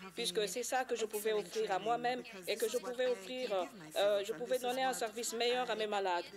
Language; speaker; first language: French; non-native, local second language; Swahili